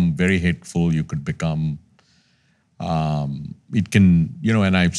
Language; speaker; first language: English; non-native, local second language; Tamil